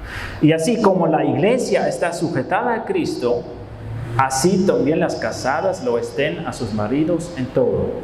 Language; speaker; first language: Spanish; non-native, fluent; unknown